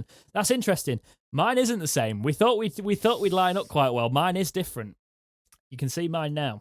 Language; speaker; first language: English; native; English